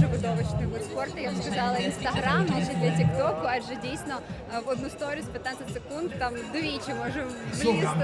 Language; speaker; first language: Ukrainian; native; Ukrainian